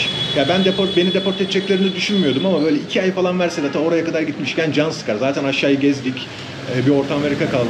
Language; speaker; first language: Turkish; native; Turkish